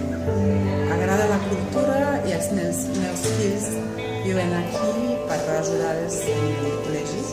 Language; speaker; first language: Catalan; non-native, learner; English